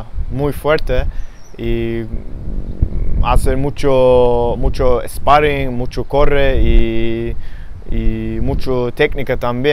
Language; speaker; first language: Spanish; non-native, learner; Swedish